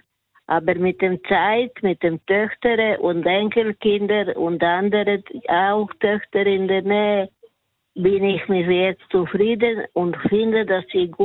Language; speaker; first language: German; non-native, fluent; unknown